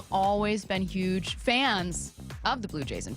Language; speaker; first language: English; native; English